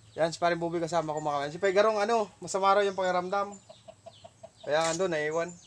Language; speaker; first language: Filipino; non-native, local second language; Bikol